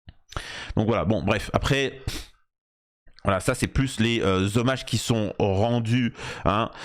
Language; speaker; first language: French; native; French